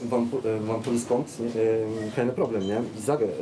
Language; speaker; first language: German; non-native, learner; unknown